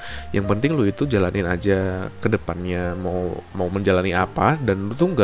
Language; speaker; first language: Indonesian; native; Indonesian